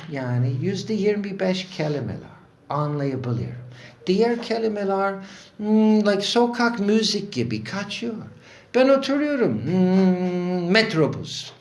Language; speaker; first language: Turkish; non-native, learner; English